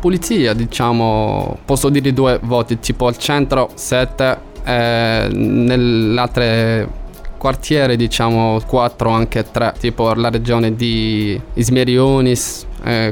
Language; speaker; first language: Italian; non-native, learner; Arabic